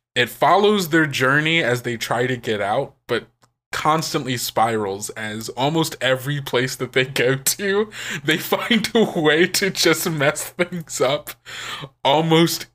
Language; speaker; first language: English; native; English